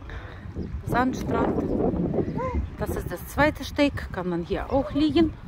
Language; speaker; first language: German; non-native, learner; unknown